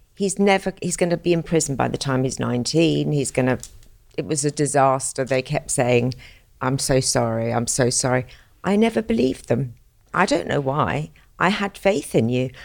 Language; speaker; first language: English; native; English